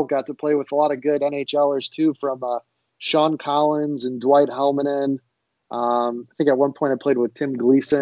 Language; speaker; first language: English; native; English